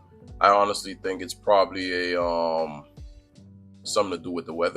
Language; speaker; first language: English; native; English